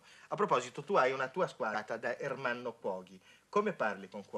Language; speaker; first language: Italian; native; Italian